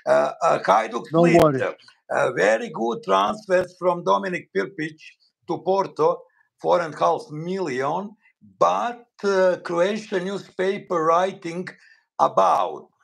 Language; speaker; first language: English; non-native, learner; Bosnian